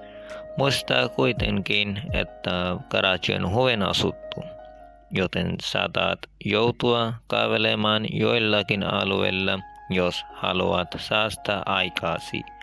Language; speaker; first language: Finnish; non-native, learner; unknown